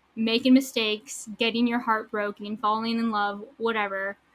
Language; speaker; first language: English; native; English